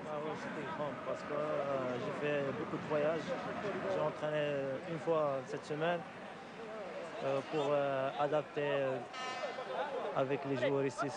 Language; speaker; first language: French; non-native, local second language; Arabic